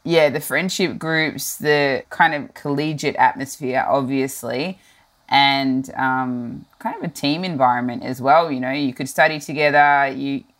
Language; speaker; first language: English; native; English